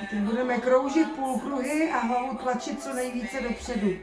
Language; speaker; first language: Czech; native; Czech